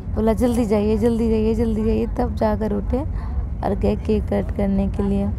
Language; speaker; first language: Hindi; native; Hindi